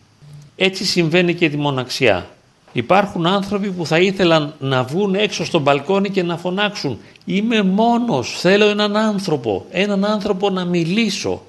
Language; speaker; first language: Greek; native; Greek